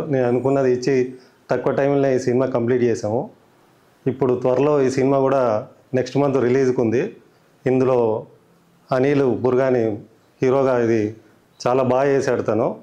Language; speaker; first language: Telugu; native; Telugu